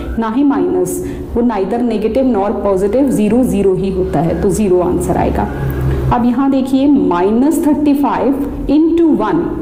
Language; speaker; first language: Hindi; non-native, local second language; Punjabi